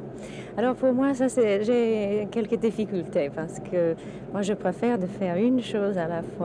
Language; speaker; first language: French; non-native, fluent; English